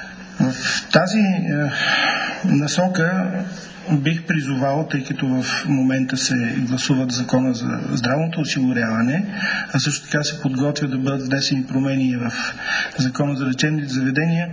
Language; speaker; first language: Bulgarian; native; Bulgarian